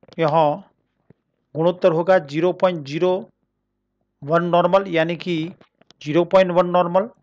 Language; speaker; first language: Hindi; non-native, local second language; Marathi